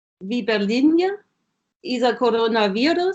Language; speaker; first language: Russian; non-native, learner; German